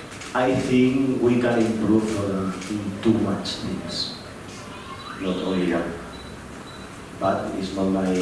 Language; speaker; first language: English; non-native, learner; Spanish